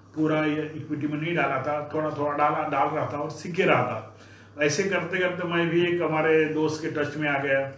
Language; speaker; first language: Hindi; non-native, local second language; Marathi